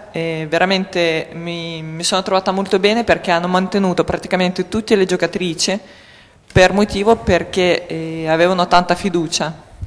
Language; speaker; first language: Italian; non-native, fluent; Russian